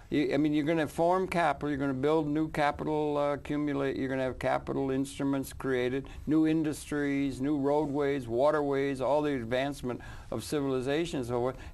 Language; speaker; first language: English; native; English